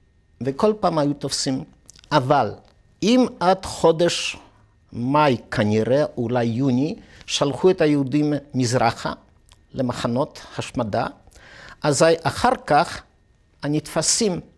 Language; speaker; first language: Hebrew; non-native, fluent; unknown